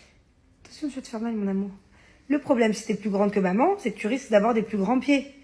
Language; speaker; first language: French; native; French